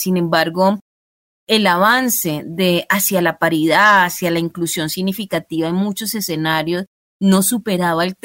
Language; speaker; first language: Spanish; native; Spanish